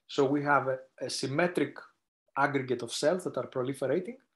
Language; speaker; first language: English; non-native, fluent; Greek